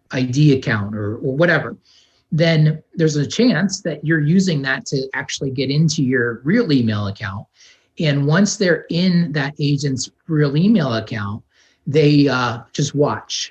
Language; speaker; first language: English; native; English